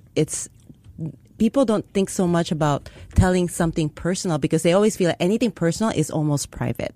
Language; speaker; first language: English; non-native, local second language; Filipino